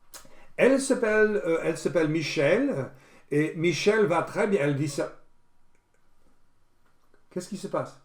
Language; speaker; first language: French; non-native, fluent; English